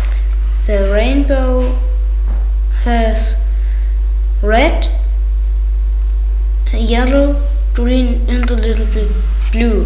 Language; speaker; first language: English; non-native, learner; German